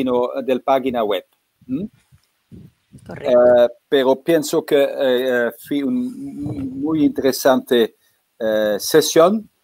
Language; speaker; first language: Spanish; non-native, fluent; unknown